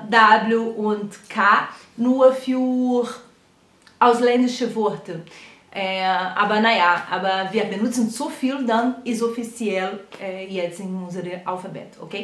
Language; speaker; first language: German; non-native, fluent; Portuguese